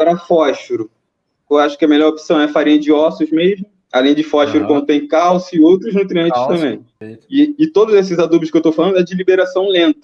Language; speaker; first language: Portuguese; native; Portuguese